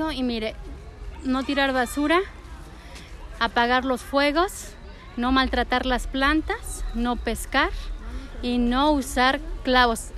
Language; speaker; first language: Spanish; native; Spanish